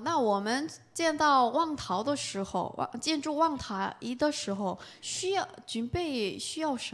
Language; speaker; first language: Chinese; non-native, fluent; Korean